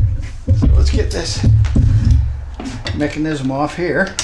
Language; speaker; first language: English; native; English